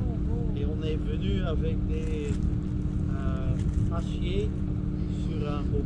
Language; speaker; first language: French; non-native, fluent; Dutch